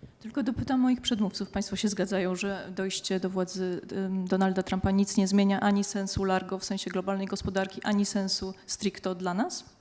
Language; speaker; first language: Polish; native; Polish